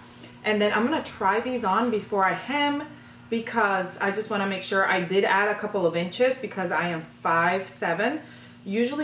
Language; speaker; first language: English; native; English